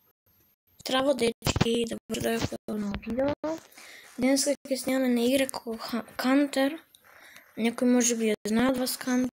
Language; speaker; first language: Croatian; non-native, learner; Macedonian